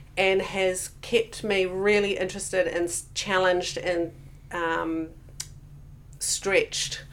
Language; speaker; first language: English; native; English